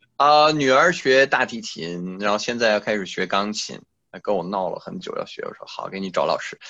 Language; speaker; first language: Chinese; non-native, fluent; French